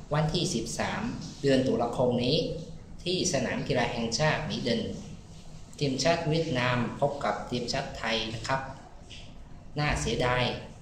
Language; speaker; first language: Thai; non-native, learner; Vietnamese